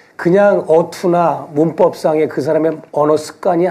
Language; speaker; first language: Korean; native; Korean